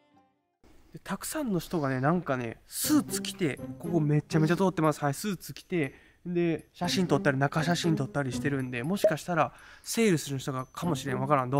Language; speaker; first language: Japanese; native; Japanese